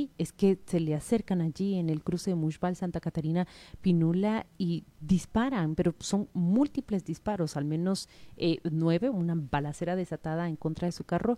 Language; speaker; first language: Spanish; native; Spanish